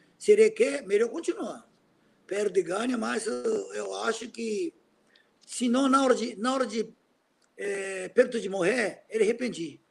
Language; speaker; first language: Portuguese; non-native, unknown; Japanese